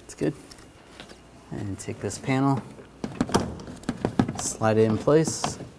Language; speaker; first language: English; native; English